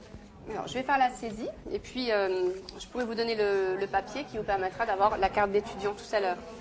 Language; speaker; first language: French; native; French